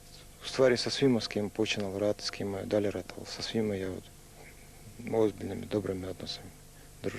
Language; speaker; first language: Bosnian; non-native, learner; Russian